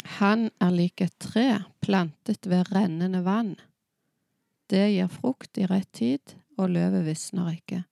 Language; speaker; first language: Norwegian; native; Norwegian